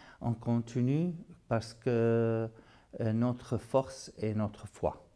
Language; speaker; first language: French; non-native, fluent; Arabic